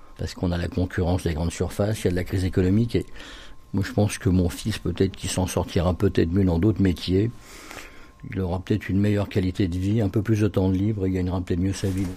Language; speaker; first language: French; native; French